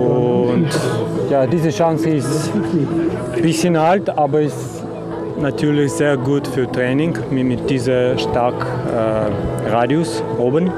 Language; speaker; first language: German; non-native, learner; Russian